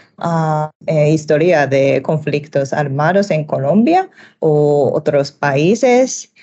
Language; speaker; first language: Spanish; non-native, learner; Japanese